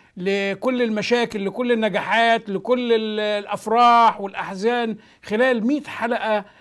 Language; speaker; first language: Arabic; native; Arabic